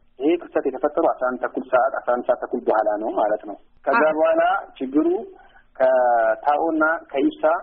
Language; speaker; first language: Amharic; non-native, local second language; Oromo